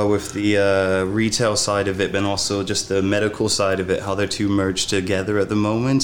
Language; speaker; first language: English; native; English